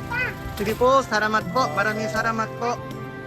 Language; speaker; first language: Filipino; non-native, fluent; Japanese